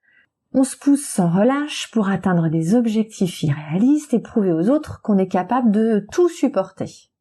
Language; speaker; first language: French; native; French